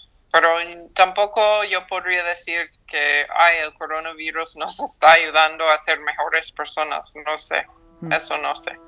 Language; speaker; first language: Spanish; non-native, fluent; English